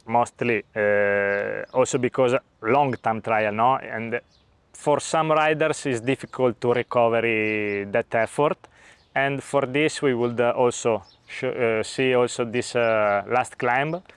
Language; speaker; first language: English; non-native, learner; Italian